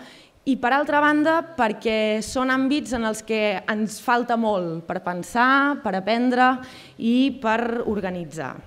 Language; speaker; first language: Catalan; native; Catalan